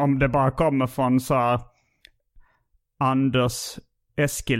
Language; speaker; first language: Swedish; native; Swedish